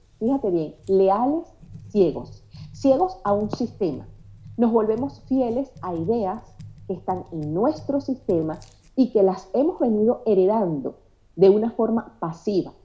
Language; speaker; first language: Spanish; native; Spanish